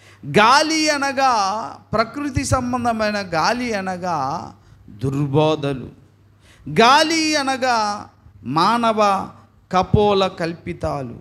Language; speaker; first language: Telugu; native; Telugu